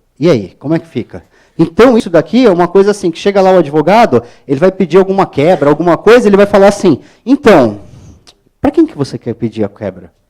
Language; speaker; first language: Portuguese; native; Portuguese